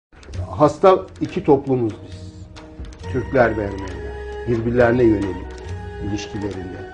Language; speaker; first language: Turkish; native; Turkish